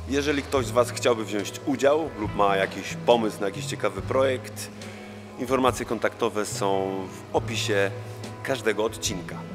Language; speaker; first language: Polish; native; Polish